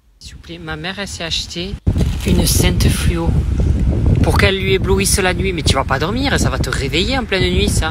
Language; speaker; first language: French; early bilingual, other home language; Portuguese